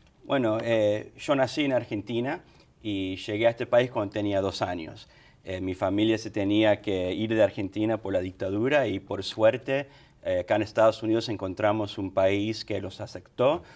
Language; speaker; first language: Spanish; early bilingual, other home language; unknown